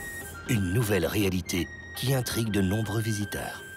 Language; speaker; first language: French; native; French